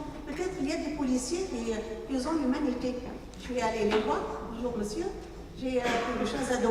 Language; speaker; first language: French; non-native, local second language; Arabic